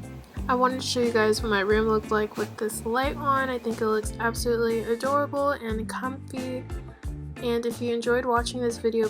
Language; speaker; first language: English; native; English